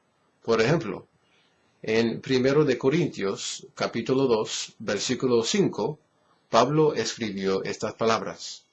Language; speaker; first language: Spanish; non-native, fluent; English